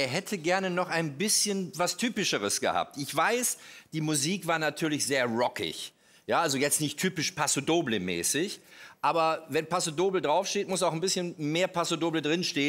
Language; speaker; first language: German; native; German